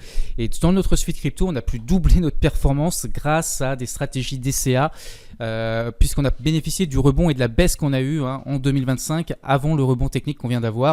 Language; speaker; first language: French; native; French